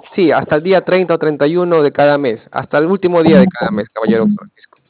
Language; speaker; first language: Spanish; native; Spanish